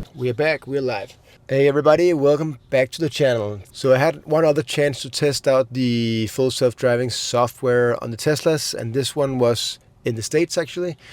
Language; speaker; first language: English; non-native, fluent; Danish